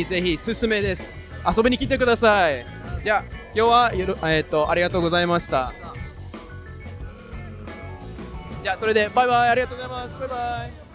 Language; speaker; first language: Japanese; non-native, fluent; English